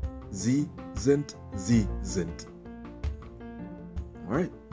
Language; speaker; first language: German; non-native, fluent; English